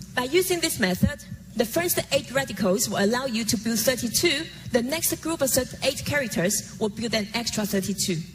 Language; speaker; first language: English; non-native, fluent; Chinese